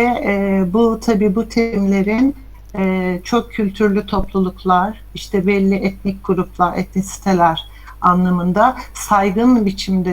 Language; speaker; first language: Turkish; native; Turkish